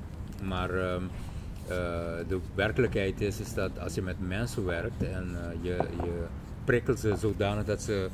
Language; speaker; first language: Dutch; non-native, local second language; Papiamento